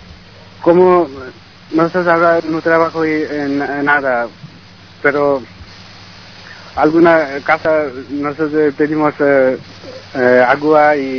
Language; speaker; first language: Spanish; non-native, learner; Bangla